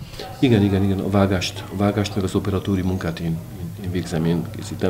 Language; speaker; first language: Hungarian; native; Hungarian